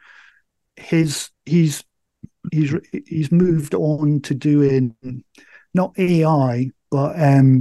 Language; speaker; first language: English; native; English